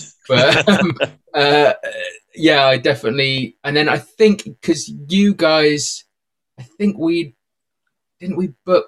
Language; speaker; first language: English; native; English